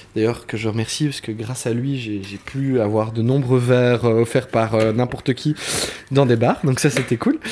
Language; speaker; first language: French; native; French